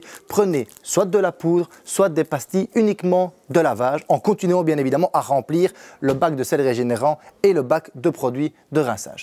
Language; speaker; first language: French; native; French